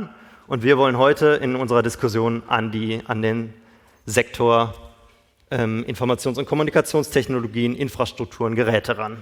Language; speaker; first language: German; native; German